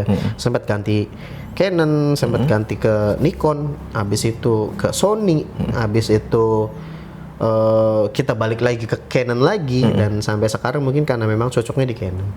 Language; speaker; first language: Indonesian; native; Indonesian